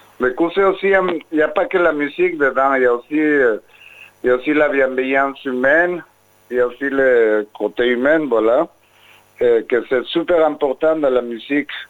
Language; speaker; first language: French; non-native, fluent; Spanish